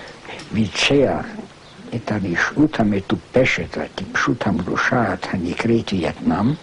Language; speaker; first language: Hebrew; non-native, fluent; German